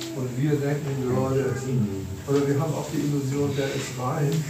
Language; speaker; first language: German; native; German